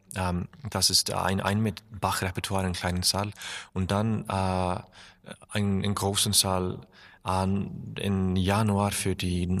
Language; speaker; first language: German; non-native, learner; Icelandic